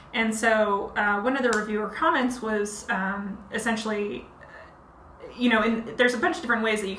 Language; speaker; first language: English; native; English